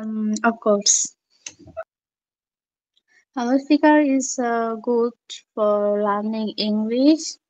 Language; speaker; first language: English; non-native, learner; Bangla